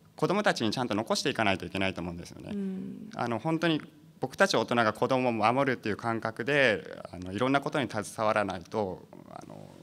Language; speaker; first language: Japanese; native; Japanese